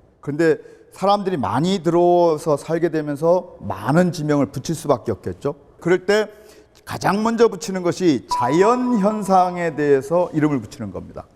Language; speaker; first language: Korean; native; Korean